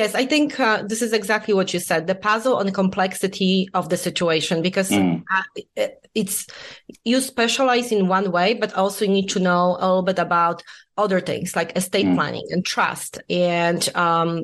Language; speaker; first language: English; non-native, fluent; Polish